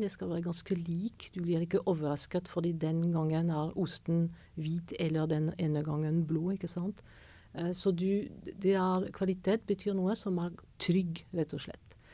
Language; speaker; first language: Norwegian; non-native, fluent; French